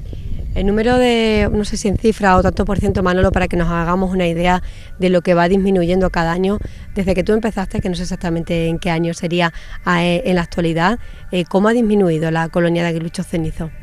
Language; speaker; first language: Spanish; native; Spanish